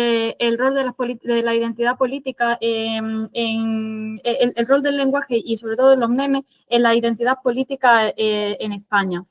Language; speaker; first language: Spanish; native; Spanish